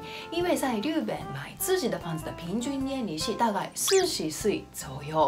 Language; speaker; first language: Chinese; non-native, fluent; Japanese